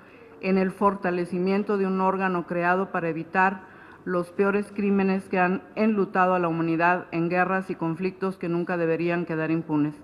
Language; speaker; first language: Spanish; native; Spanish